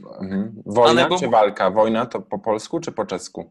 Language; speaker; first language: Czech; non-native, learner; Polish